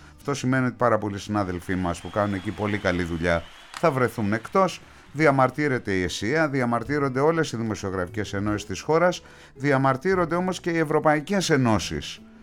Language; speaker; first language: Greek; native; Greek